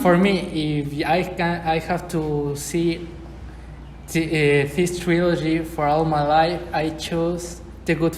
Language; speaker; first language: English; non-native, learner; Spanish